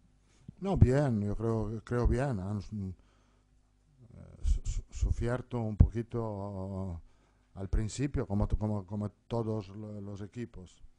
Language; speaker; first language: Spanish; non-native, fluent; Italian